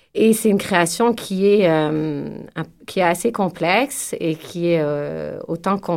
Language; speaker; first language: French; native; French